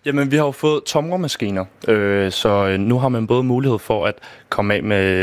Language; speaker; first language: Danish; native; Danish